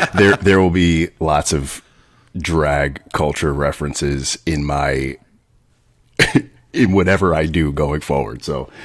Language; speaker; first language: English; native; English